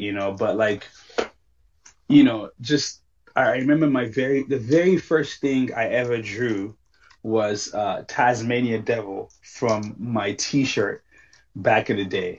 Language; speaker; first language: English; non-native, local second language; Yoruba